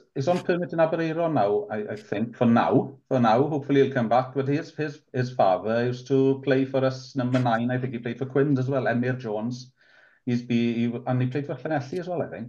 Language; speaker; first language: English; non-native, local second language; Welsh